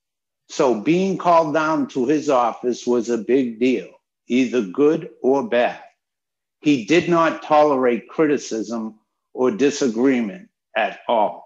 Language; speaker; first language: English; native; English